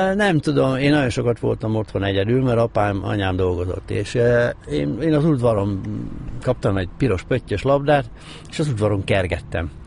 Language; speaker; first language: Hungarian; native; Hungarian